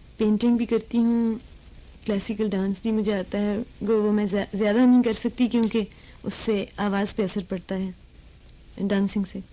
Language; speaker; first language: Urdu; native; Urdu